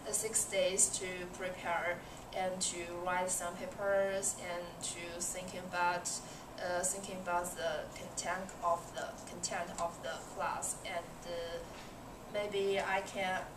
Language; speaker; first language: English; non-native, learner; Chinese